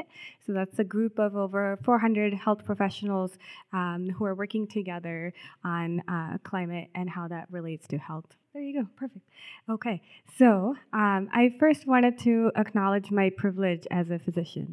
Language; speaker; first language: English; non-native, local second language; Telugu